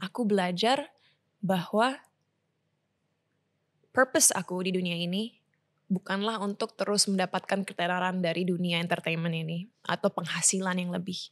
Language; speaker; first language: Indonesian; early bilingual, heritage; Indonesian